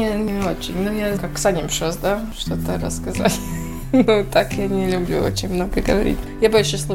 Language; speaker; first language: Russian; non-native, local second language; Latvian